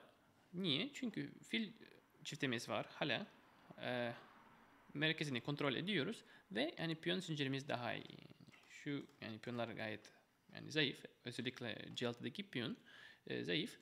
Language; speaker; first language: Turkish; non-native, fluent; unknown